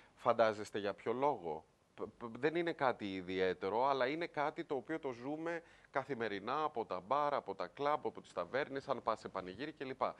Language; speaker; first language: Greek; native; Greek